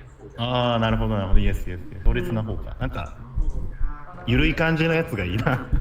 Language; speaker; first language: Japanese; native; Japanese